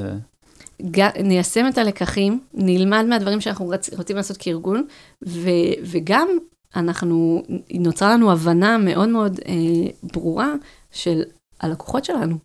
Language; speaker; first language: Hebrew; native; Hebrew